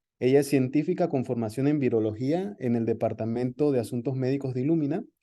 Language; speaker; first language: Spanish; native; Spanish